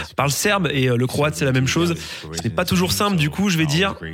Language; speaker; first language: French; non-native, fluent; English